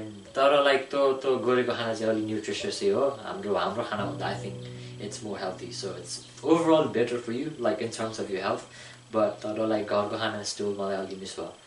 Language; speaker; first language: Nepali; early bilingual, heritage; Nepali